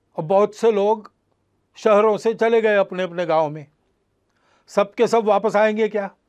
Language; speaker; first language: Hindi; non-native, local second language; Marathi